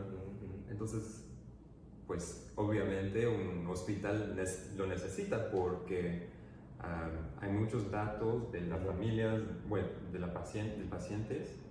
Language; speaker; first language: Spanish; non-native, fluent; English